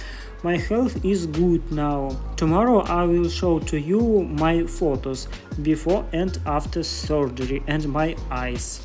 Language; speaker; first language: English; non-native, learner; Russian